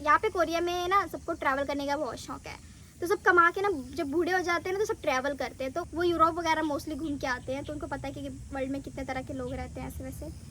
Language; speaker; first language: Hindi; native; Hindi